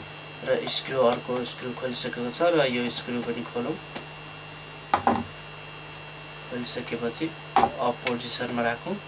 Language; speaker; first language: Nepali; native; Nepali